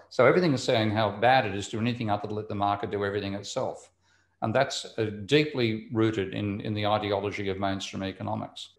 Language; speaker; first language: English; native; English